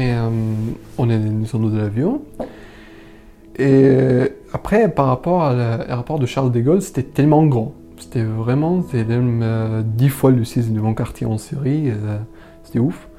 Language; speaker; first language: French; non-native, learner; Arabic